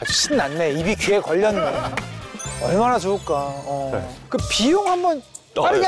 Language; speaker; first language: Korean; native; Korean